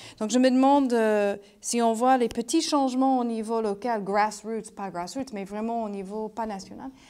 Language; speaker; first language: French; non-native, fluent; English